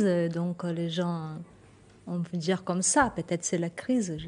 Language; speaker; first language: French; non-native, fluent; Portuguese